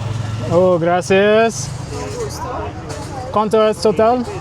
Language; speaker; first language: Spanish; non-native, learner; English